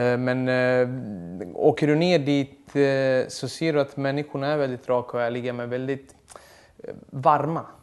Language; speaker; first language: Swedish; early bilingual, other home language; Serbian